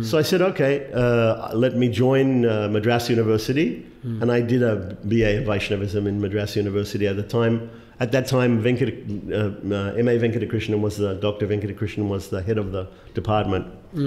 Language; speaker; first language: English; native; English